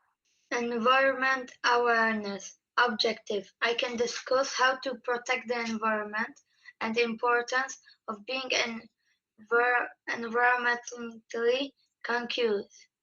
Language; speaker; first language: English; non-native, fluent; Polish